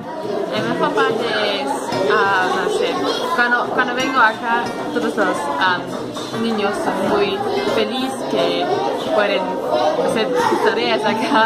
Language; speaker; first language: Spanish; non-native, learner; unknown